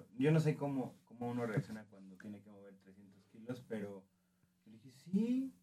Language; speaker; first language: Spanish; native; Spanish